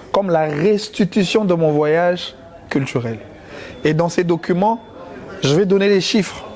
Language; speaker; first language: French; non-native, local second language; Lingala